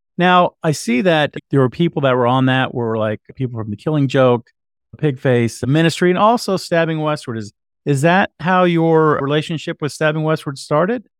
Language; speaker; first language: English; native; English